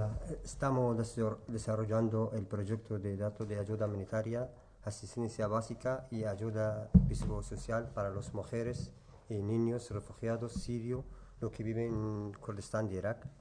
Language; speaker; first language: Spanish; non-native, learner; Kurdish